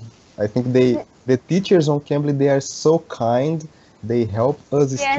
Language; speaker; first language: English; non-native, learner; Portuguese